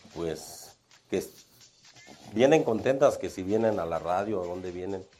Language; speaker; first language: Spanish; native; Spanish